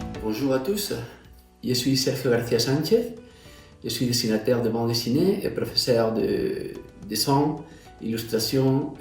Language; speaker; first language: French; non-native, fluent; Spanish